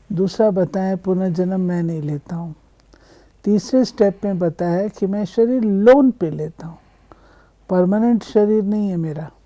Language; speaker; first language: Hindi; native; Hindi